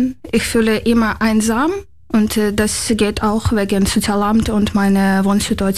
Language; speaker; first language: German; non-native, learner; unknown